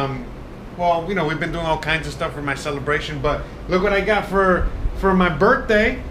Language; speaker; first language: English; native; English